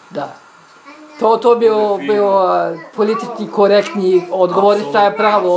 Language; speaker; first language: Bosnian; non-native, learner; Norwegian